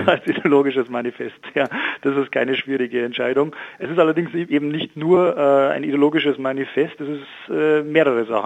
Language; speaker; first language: German; native; German